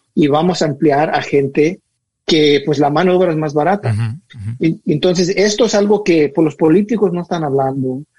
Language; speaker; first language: Spanish; early bilingual, heritage; Spanish